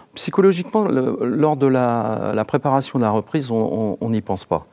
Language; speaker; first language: French; native; French